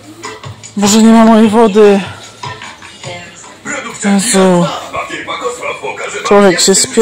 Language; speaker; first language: Polish; native; Polish